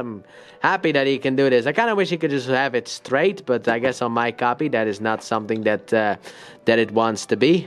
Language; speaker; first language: English; native; English